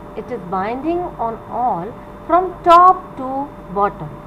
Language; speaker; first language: English; non-native, local second language; Punjabi